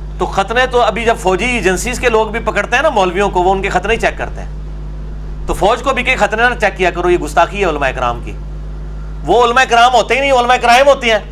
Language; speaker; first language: Urdu; non-native, local second language; Punjabi